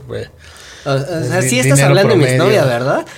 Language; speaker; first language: Spanish; native; Spanish